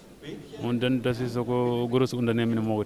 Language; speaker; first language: German; non-native, learner; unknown